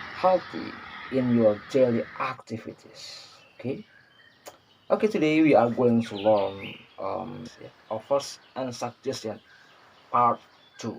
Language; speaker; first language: English; non-native, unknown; Indonesian